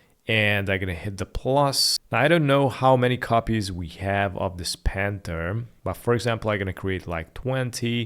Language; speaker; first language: English; non-native, fluent; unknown